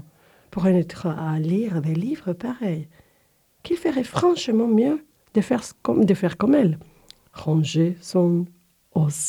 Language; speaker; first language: French; native; French